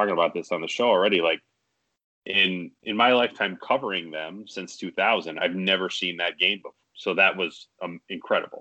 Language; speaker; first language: English; native; English